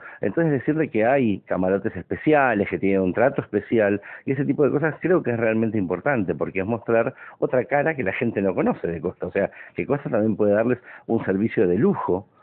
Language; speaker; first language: Spanish; native; Spanish